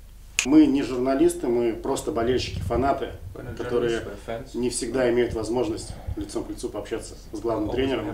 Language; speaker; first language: Russian; native; Russian